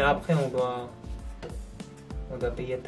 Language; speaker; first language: French; non-native, learner; Korean